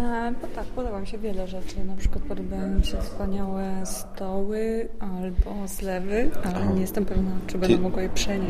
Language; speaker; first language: Polish; native; Polish